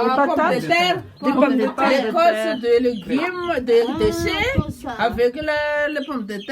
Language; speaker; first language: French; non-native, local second language; Malagasy